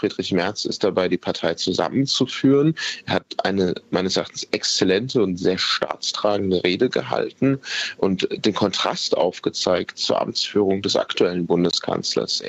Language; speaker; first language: German; native; German